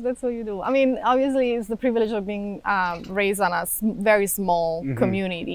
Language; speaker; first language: English; non-native, fluent; Italian